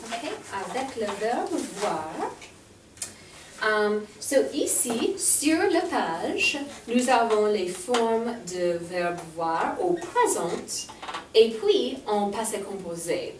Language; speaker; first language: French; non-native, fluent; English